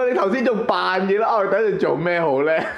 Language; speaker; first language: Chinese; native; Chinese